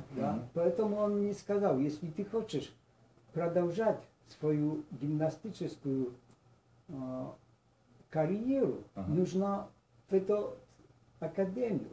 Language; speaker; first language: Russian; non-native, learner; Polish